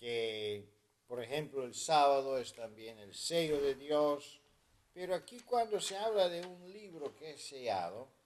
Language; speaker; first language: Spanish; non-native, fluent; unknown